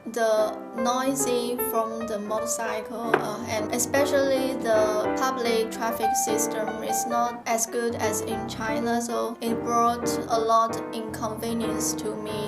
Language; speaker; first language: English; non-native, fluent; Chinese